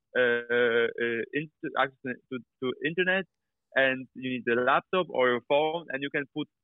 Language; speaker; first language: English; non-native, fluent; Polish